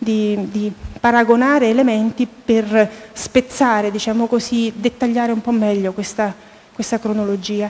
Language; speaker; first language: Italian; native; Italian